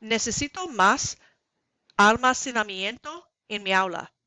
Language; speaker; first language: Spanish; non-native, learner; English